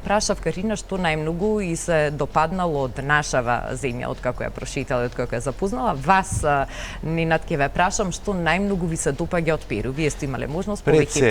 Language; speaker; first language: Macedonian; native; Macedonian